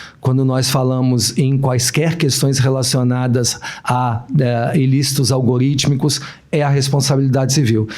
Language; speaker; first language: Portuguese; native; Portuguese